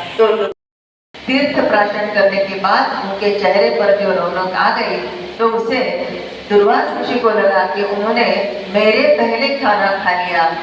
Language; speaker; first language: Hindi; non-native, local second language; Marathi